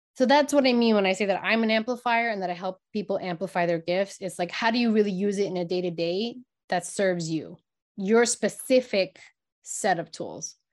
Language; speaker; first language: English; native; English